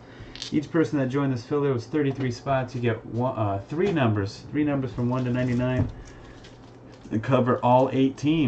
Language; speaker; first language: English; native; English